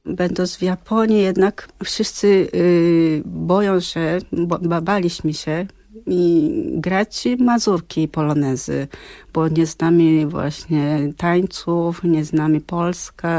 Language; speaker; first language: Polish; non-native, fluent; Japanese